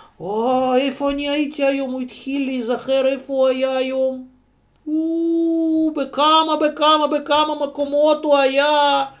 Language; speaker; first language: Hebrew; non-native, fluent; Russian